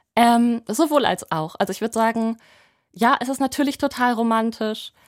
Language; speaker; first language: German; native; German